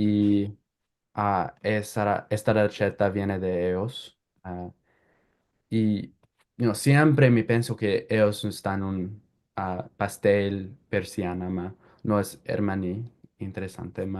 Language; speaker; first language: Spanish; non-native, learner; English